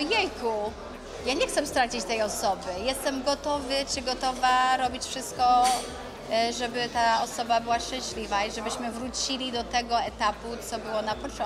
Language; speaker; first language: Polish; early bilingual, other home language; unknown